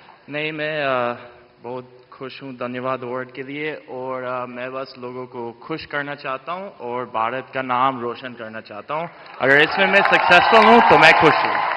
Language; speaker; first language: Hindi; early bilingual, other home language; English